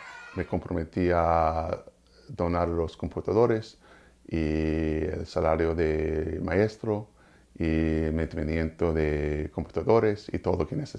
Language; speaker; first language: Spanish; non-native, learner; English